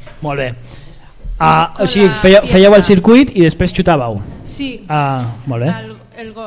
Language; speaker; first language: Catalan; native; Catalan